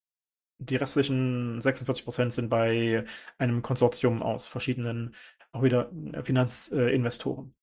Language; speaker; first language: German; native; German